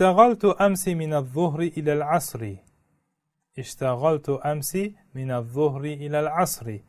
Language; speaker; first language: Arabic; non-native, fluent; Uzbek